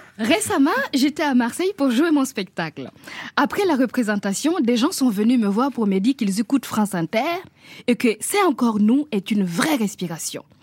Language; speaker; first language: French; non-native, local second language; Mossi